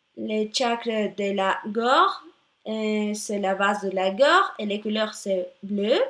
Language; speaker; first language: French; non-native, learner; Spanish